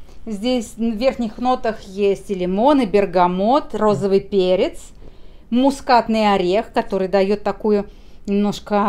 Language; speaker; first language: Russian; native; Russian